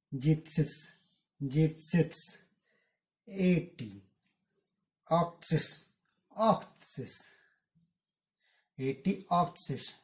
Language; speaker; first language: German; non-native, learner; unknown